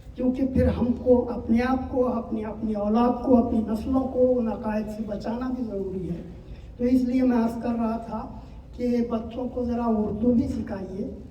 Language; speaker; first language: Urdu; native; Urdu